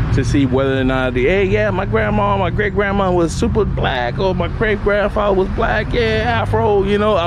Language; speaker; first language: English; native; English